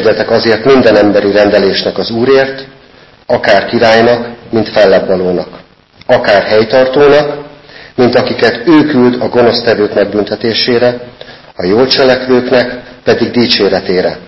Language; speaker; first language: Hungarian; native; Hungarian